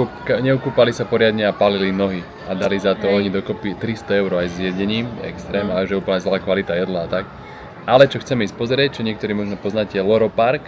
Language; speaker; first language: Slovak; native; Slovak